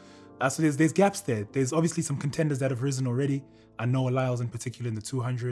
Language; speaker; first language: English; native; English